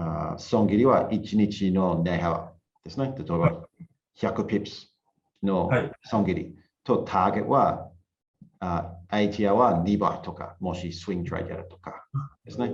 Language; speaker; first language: Japanese; non-native, learner; English